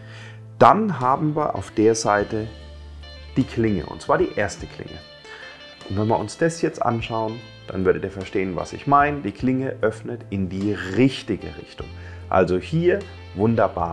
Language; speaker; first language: German; native; German